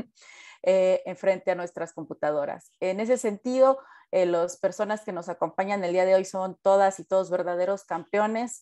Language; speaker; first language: Spanish; native; Spanish